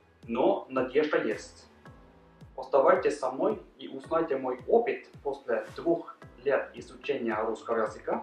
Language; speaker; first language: Russian; non-native, learner; Norwegian